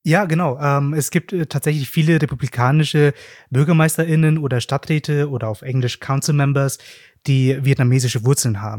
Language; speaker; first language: German; native; German